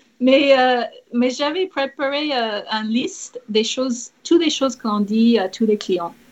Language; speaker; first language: French; non-native, fluent; English